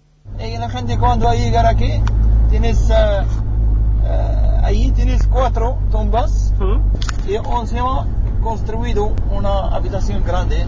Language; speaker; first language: Spanish; non-native, learner; Arabic